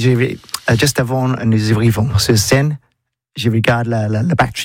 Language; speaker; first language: French; non-native, learner; English